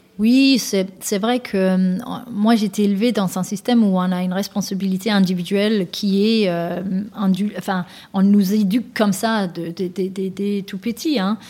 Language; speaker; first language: French; non-native, fluent; Danish